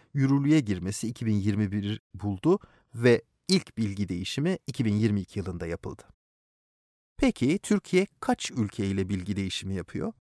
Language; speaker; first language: Turkish; native; Turkish